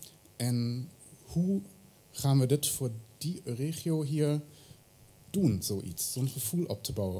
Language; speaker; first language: Dutch; non-native, fluent; German